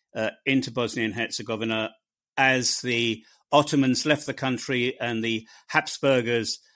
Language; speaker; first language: English; native; English